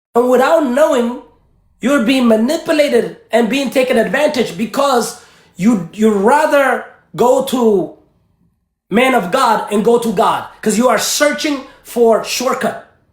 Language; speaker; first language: English; early bilingual, other home language; Amharic